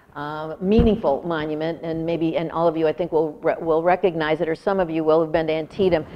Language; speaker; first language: English; native; English